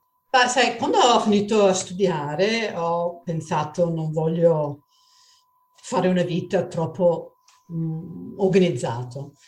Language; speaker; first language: Italian; non-native, fluent; English